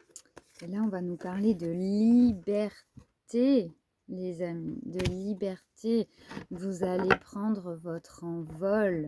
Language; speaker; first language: French; native; French